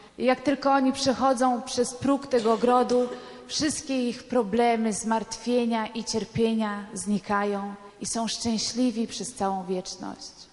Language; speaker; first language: Polish; non-native, fluent; Italian